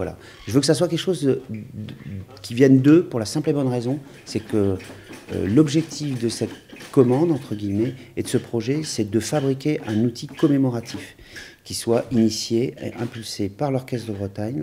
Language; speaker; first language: French; native; French